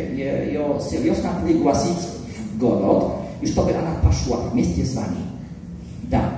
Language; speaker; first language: Russian; non-native, learner; Polish